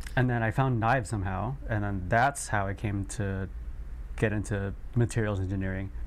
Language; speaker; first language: English; native; English